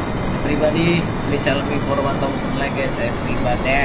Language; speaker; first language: English; non-native, local second language; Indonesian